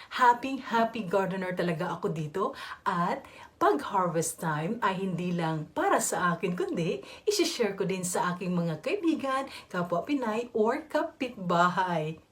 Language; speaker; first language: Filipino; native; Filipino